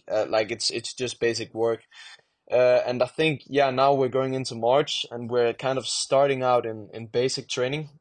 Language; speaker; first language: English; non-native, fluent; Danish